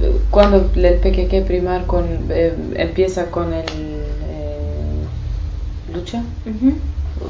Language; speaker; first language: Spanish; non-native, learner; Kurdish